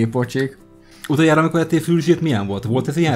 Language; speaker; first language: Hungarian; native; Hungarian